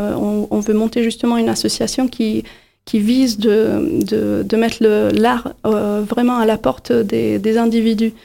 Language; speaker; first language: French; non-native, fluent; Hungarian